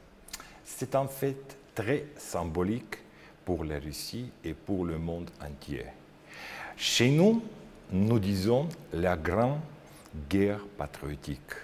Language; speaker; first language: French; non-native, learner; Russian